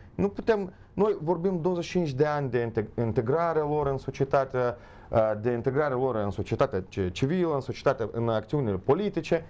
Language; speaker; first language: Romanian; non-native, local second language; Ukrainian